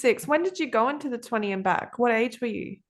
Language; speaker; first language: English; native; English